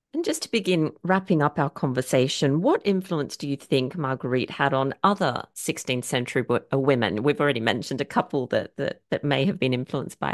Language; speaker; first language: English; native; English